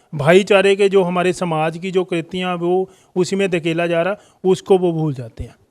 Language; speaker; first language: Hindi; non-native, local second language; Punjabi